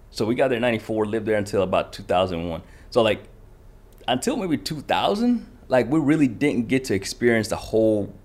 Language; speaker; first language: English; early bilingual, other home language; Kinyarwanda